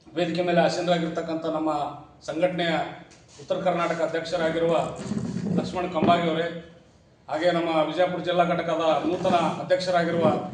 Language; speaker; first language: Kannada; native; Kannada